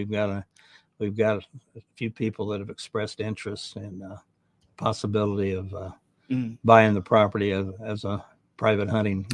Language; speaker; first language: English; native; English